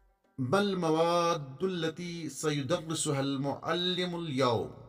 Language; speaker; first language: Arabic; non-native, fluent; Urdu